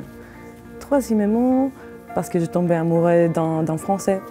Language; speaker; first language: French; non-native, fluent; Greek